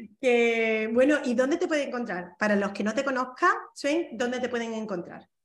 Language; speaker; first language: Spanish; native; Spanish